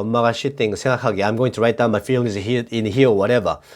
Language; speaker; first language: English; non-native, fluent; Korean